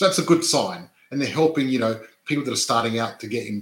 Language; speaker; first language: English; native; English